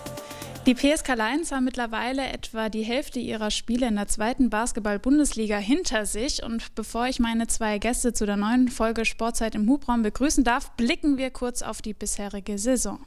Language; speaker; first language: German; native; German